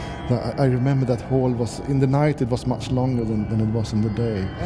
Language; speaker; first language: English; non-native, fluent; Swedish